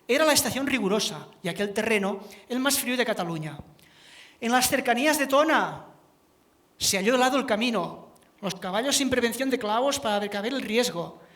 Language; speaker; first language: Spanish; non-native, local second language; Catalan